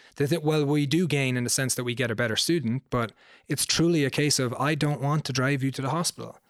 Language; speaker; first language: English; native; English